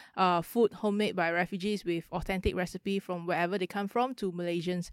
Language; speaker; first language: English; non-native, local second language; Chinese